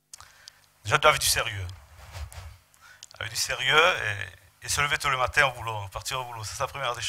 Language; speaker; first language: French; native; French